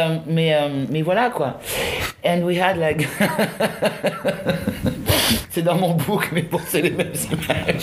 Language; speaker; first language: French; native; French